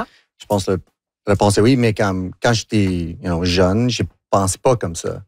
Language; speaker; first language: French; non-native, local second language; English